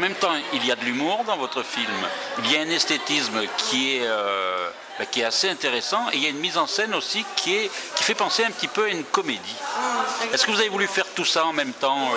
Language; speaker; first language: French; native; French